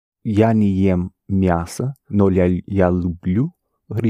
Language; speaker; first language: Russian; non-native, learner; English